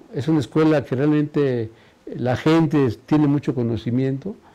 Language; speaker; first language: Spanish; native; Spanish